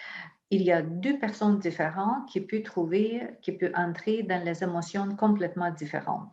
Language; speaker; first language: French; non-native, fluent; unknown